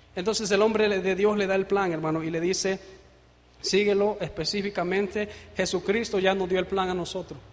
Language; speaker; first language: Spanish; native; Spanish